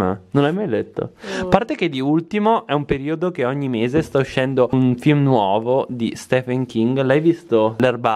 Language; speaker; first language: Italian; native; Italian